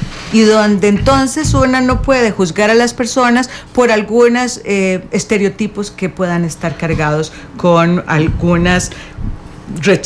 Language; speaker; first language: Spanish; native; Spanish